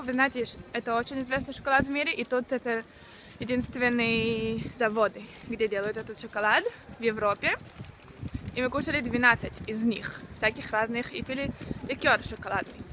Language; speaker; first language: Russian; early bilingual, heritage; Russian